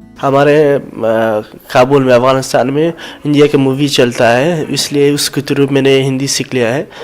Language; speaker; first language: Hindi; non-native, learner; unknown